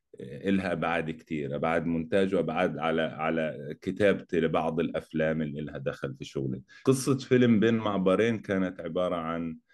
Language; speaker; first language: Arabic; native; Arabic